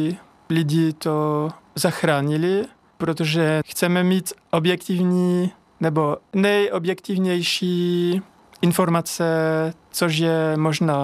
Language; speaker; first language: Czech; non-native, learner; French